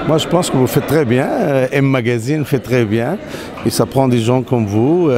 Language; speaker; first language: French; non-native, local second language; Arabic